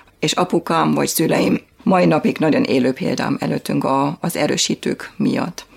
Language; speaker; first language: Hungarian; non-native, fluent; German